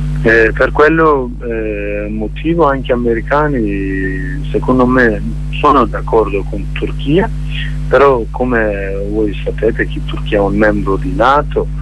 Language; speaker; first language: Italian; non-native, learner; Kurdish